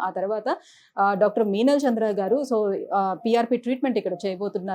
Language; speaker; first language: Telugu; native; Telugu